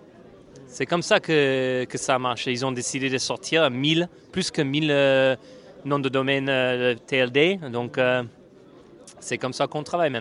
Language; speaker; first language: French; non-native, fluent; English